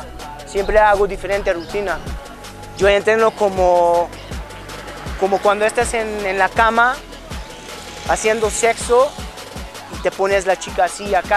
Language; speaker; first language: Spanish; non-native, fluent; Hungarian